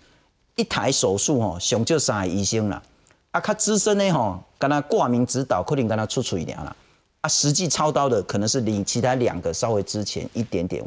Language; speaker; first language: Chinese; native; Chinese